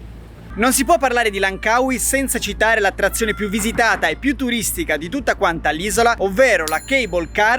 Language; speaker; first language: Italian; native; Italian